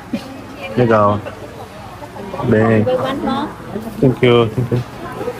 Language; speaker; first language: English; non-native, learner; Portuguese